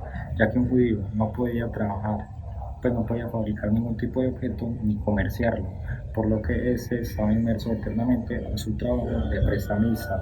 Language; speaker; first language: Spanish; native; Spanish